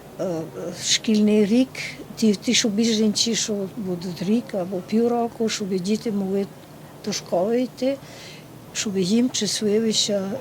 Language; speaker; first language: Ukrainian; early bilingual, heritage; Ukrainian